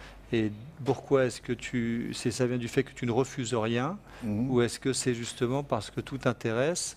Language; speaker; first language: French; native; French